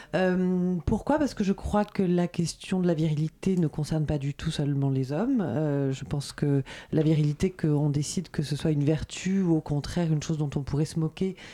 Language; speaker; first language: French; native; French